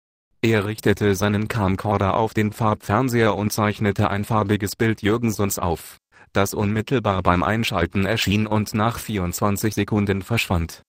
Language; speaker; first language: German; native; German